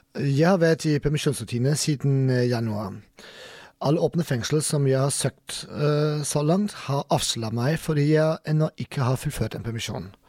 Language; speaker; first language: Norwegian; non-native, learner; German